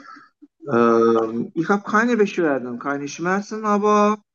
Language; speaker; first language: German; non-native, learner; Turkish